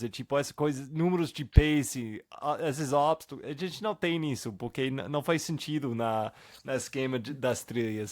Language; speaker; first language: Portuguese; non-native, fluent; English